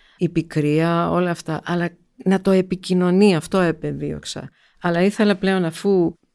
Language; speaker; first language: Greek; early bilingual, heritage; Greek